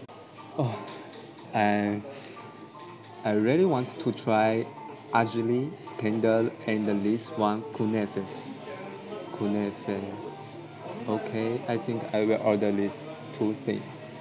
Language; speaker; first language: English; non-native, learner; Chinese